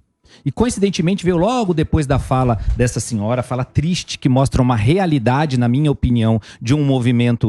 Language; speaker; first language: Portuguese; native; Portuguese